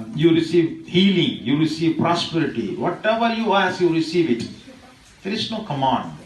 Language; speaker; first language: English; non-native, local second language; Tamil